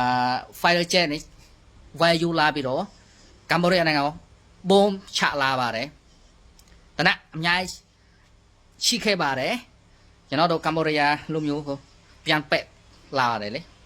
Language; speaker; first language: Burmese; non-native, learner; Khmer